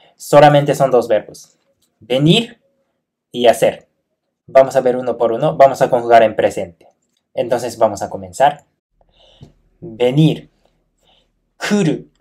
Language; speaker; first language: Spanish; non-native, fluent; Japanese